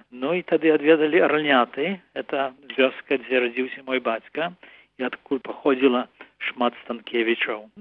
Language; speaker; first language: Belarusian; early bilingual, heritage; Belarusian